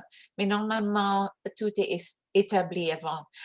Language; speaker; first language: French; early bilingual, heritage; English